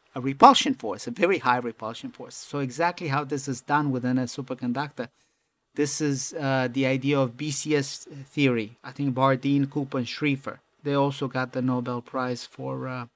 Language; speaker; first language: English; non-native, fluent; Romanian